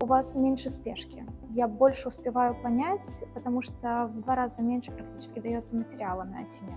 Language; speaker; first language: Russian; native; Russian